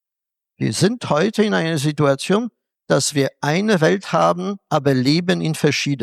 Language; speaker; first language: German; non-native, fluent; Polish